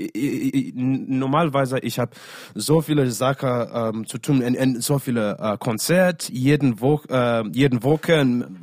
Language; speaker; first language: German; non-native, learner; English